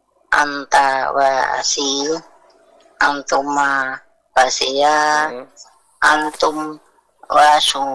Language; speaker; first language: Arabic; non-native, learner; Indonesian